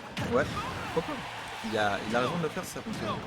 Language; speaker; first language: French; native; French